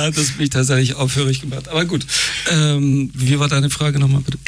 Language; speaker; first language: German; early bilingual, other home language; Persian